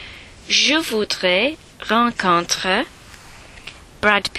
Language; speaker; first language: French; non-native, learner; English